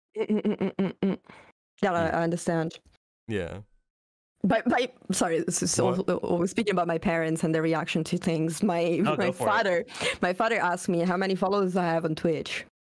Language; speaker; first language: English; non-native, fluent; Italian